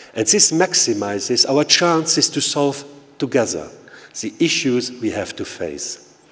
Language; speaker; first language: English; non-native, fluent; Luxembourgish